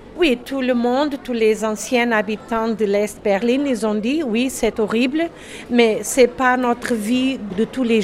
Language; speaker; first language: French; non-native, learner; German